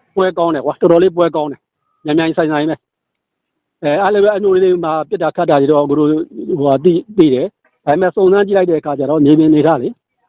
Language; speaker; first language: Burmese; native; Burmese